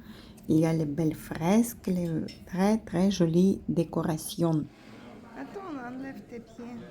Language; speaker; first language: French; non-native, fluent; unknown